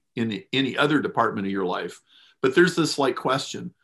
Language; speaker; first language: English; native; English